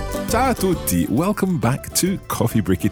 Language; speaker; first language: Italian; non-native, fluent; English